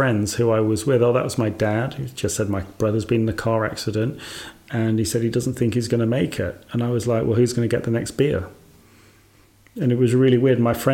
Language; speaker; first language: English; native; English